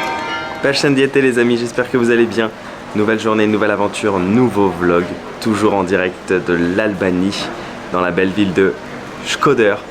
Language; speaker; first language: French; native; French